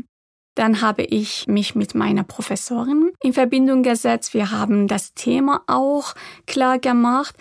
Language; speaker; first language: German; non-native, fluent; Persian